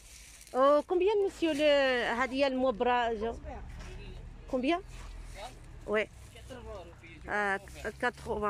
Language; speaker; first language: French; non-native, learner; Arabic